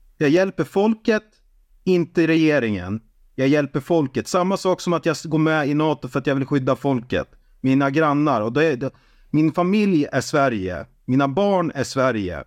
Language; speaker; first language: Swedish; native; Swedish